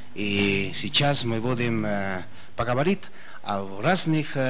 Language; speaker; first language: Russian; non-native, learner; Spanish